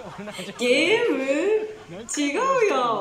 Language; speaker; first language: Japanese; non-native, learner; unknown